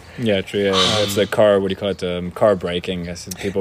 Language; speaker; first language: English; non-native, fluent; French